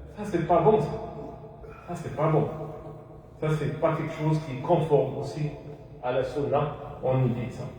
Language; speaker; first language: French; non-native, local second language; Arabic